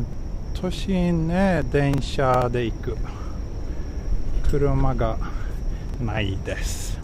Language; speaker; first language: Japanese; non-native, fluent; Swedish